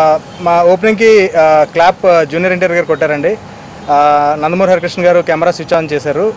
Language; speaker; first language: Telugu; native; Telugu